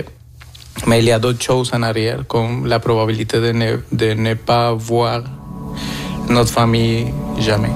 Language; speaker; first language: French; non-native, learner; Spanish